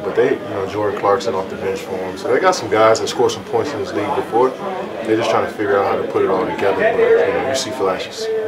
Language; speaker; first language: English; native; English